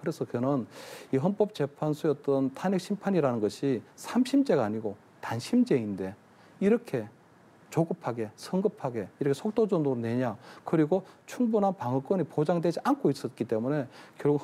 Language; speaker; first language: Korean; native; Korean